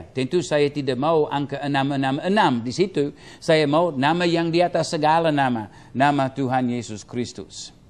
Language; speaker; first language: Indonesian; non-native, fluent; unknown